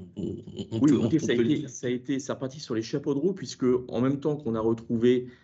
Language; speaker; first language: French; native; French